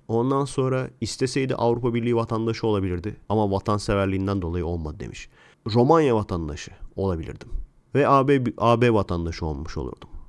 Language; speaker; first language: Turkish; native; Turkish